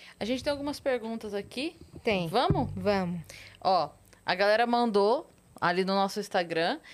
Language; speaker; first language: Portuguese; native; Portuguese